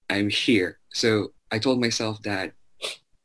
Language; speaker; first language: English; non-native, local second language; Chavacano